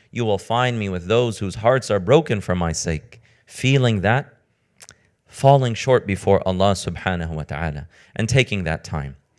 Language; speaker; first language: English; native; English